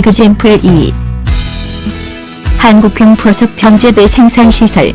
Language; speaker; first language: Korean; native; Korean